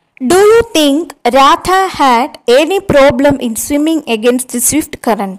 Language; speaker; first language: English; non-native, local second language; Malayalam